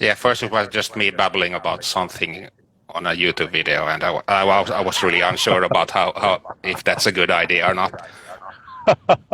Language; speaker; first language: English; non-native, fluent; Finnish